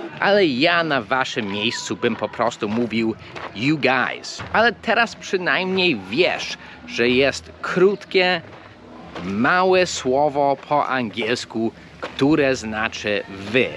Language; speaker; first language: Polish; non-native, fluent; English